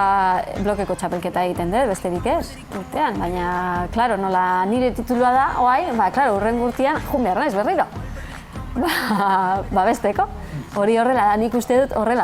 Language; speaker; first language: Basque; non-native, learner; Spanish